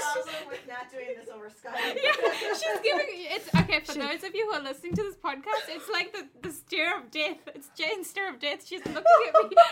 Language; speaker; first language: English; native; English